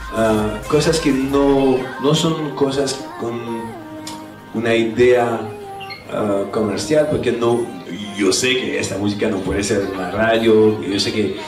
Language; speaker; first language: Spanish; non-native, fluent; French